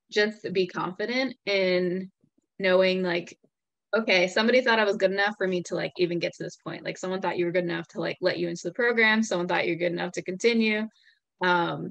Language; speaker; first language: English; native; English